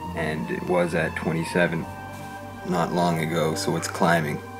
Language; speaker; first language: English; native; English